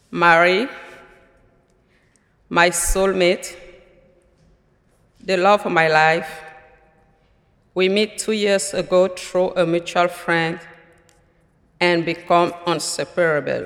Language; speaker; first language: English; non-native, local second language; French